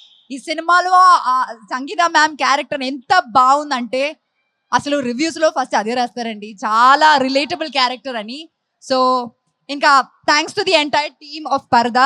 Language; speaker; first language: Telugu; non-native, fluent; Malayalam